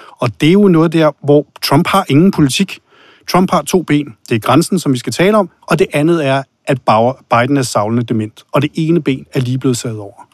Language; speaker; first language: Danish; native; Danish